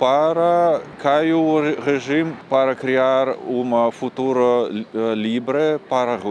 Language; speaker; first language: Portuguese; non-native, learner; Russian